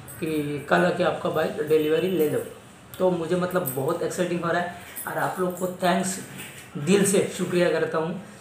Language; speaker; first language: Hindi; non-native, local second language; Assamese